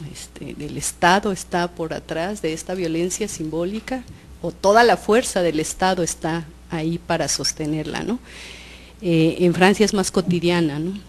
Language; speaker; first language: Spanish; native; Spanish